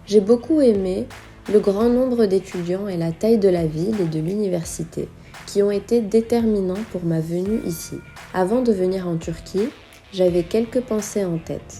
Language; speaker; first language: French; non-native, fluent; Azerbaijani